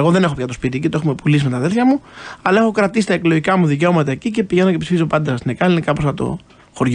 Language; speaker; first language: Greek; native; Greek